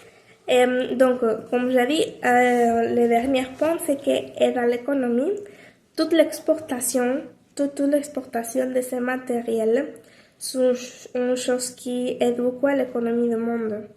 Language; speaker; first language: French; non-native, learner; Spanish